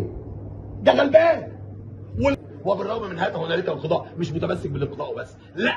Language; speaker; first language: Arabic; native; Arabic